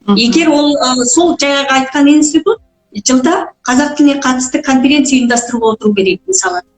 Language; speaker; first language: Kazakh; native; Kazakh